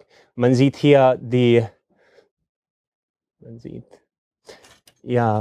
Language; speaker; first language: German; non-native, fluent; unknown